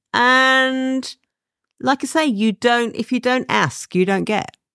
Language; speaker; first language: English; native; English